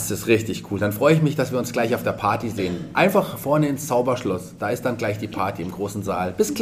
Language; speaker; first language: German; native; German